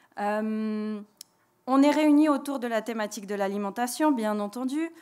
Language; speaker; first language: French; native; French